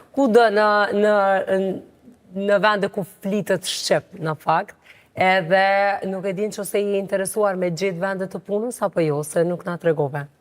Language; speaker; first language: Albanian; native; Albanian